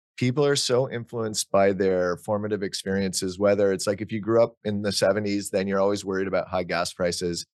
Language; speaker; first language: English; native; English